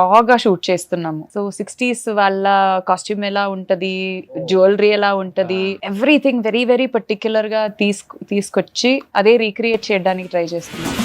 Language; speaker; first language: Telugu; non-native, learner; Malayalam